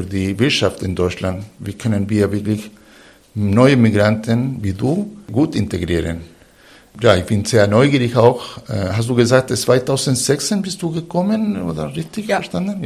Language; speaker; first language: German; non-native, fluent; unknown